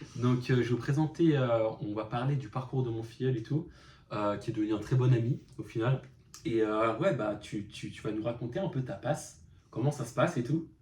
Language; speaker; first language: French; native; French